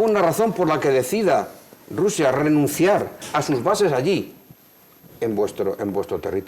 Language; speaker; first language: Spanish; native; Spanish